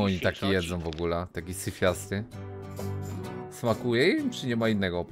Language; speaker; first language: Polish; native; Polish